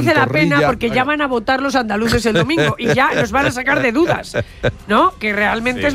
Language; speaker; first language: Spanish; native; Spanish